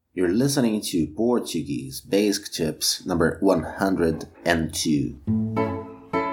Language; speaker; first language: English; non-native, fluent; Portuguese